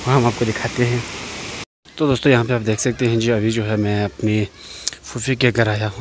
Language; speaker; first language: Urdu; native; Urdu